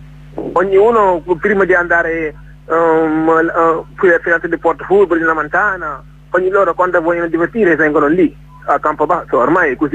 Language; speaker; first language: Italian; non-native, fluent; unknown